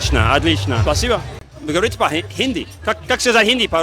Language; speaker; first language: Russian; non-native, learner; English